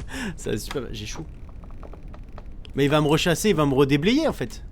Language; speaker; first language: French; native; French